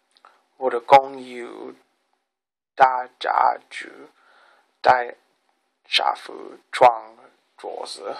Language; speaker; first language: Chinese; non-native, learner; English